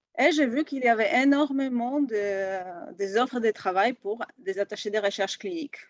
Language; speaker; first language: French; non-native, fluent; Polish